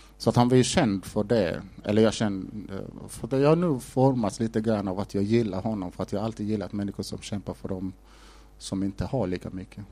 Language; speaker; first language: Swedish; non-native, fluent; Somali